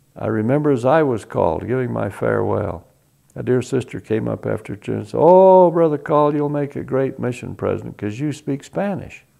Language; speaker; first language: English; early bilingual, other home language; Spanish